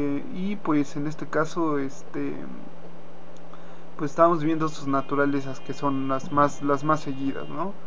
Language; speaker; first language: Spanish; native; Spanish